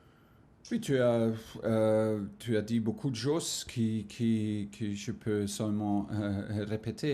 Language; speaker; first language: French; non-native, learner; German